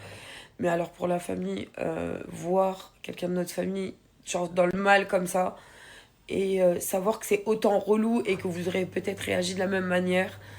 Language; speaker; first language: French; native; French